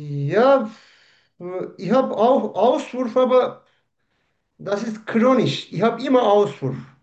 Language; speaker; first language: German; non-native, learner; Turkish